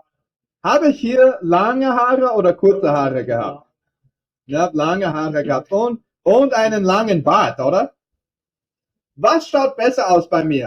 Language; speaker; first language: German; non-native, fluent; English